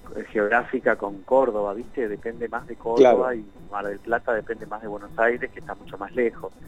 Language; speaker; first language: Spanish; native; Spanish